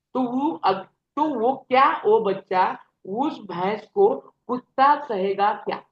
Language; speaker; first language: Hindi; non-native, local second language; Marathi